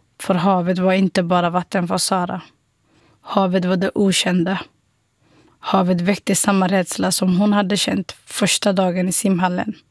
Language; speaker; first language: Swedish; non-native, fluent; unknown